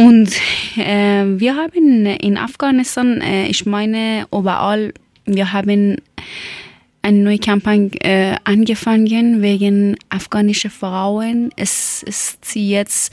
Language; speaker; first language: German; non-native, learner; Persian